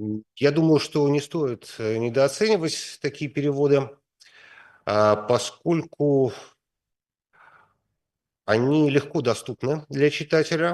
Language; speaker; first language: Russian; native; Russian